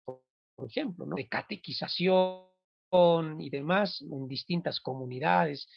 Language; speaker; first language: Spanish; non-native, local second language; Quechua